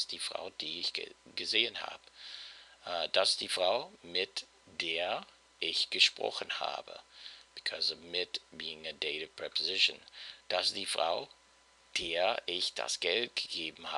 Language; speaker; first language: German; non-native, fluent; English